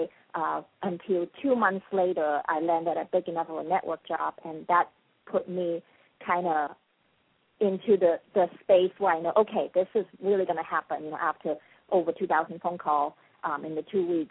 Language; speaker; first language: English; non-native, local second language; Cantonese